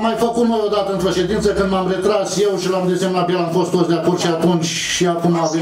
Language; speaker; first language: Romanian; native; Romanian